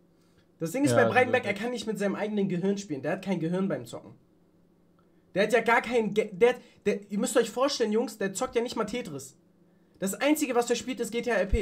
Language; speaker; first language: German; native; German